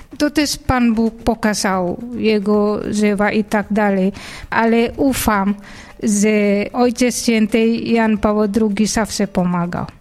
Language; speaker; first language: Polish; non-native, learner; Indonesian